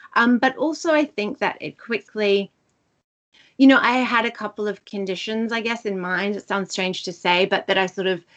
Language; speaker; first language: English; native; English